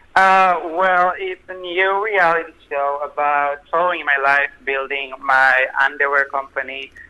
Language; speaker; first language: English; non-native, fluent; Hebrew